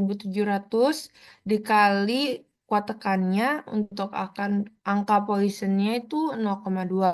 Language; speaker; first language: Indonesian; native; Indonesian